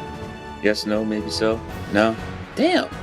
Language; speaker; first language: English; native; English